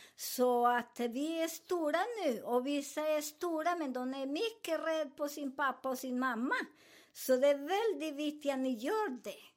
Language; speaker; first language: Swedish; non-native, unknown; Spanish